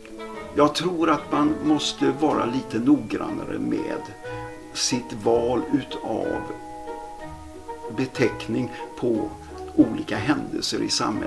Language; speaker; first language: Swedish; native; Swedish